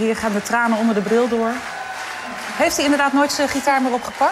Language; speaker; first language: Dutch; native; Dutch